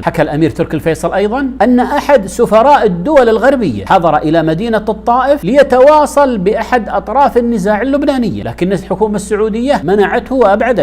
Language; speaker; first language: Arabic; native; Arabic